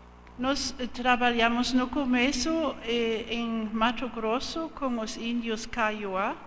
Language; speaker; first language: Portuguese; non-native, fluent; German